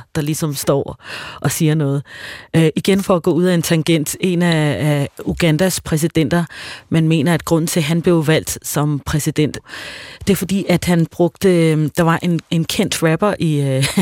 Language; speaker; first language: Danish; non-native, fluent; Swahili